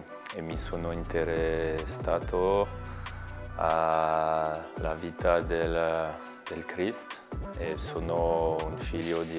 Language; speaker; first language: Italian; non-native, learner; French